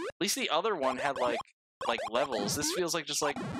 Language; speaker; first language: English; native; English